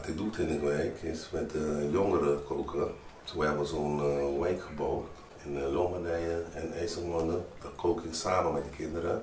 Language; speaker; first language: Dutch; non-native, fluent; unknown